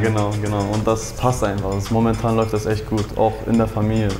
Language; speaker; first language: German; early bilingual, other home language; Turkish